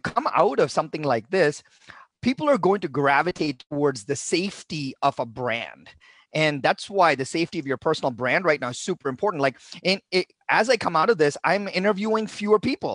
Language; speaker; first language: English; non-native, local second language; Tamil